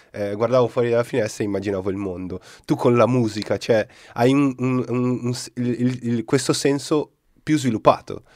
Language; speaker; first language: Italian; non-native, fluent; Portuguese